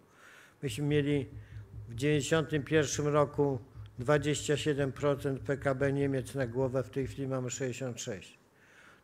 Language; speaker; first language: Polish; native; Polish